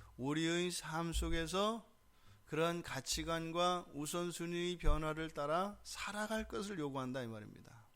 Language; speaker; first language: Korean; native; Korean